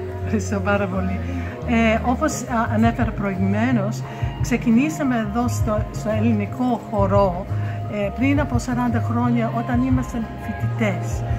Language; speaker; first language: Greek; non-native, fluent; English